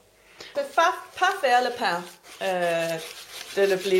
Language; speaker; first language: French; non-native, learner; Danish